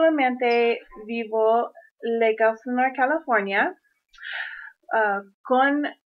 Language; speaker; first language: Spanish; non-native, learner; English